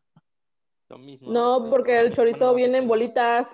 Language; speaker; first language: Spanish; native; Spanish